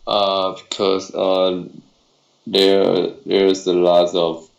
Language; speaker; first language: English; non-native, learner; Chinese